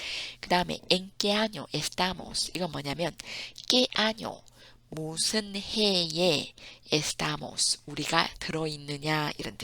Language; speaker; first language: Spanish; non-native, fluent; Korean